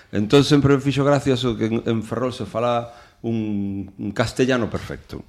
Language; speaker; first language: Galician; non-native, local second language; Spanish